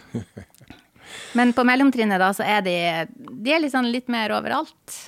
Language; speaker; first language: Norwegian; native; Norwegian